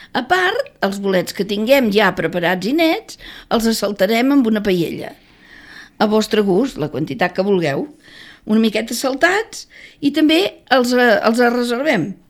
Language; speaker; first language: Catalan; native; Catalan